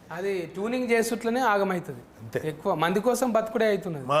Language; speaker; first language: Telugu; native; Telugu